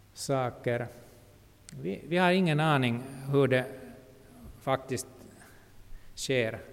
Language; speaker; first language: Swedish; non-native, local second language; Finnish